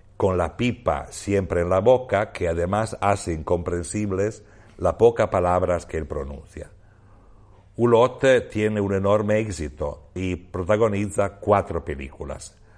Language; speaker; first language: Spanish; non-native, fluent; Italian